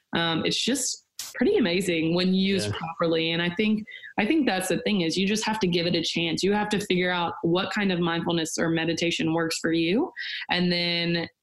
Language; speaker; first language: English; native; English